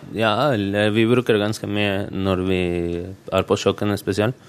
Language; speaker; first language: Norwegian; non-native, fluent; Spanish